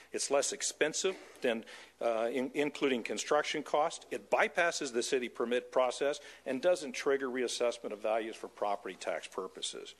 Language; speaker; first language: English; native; English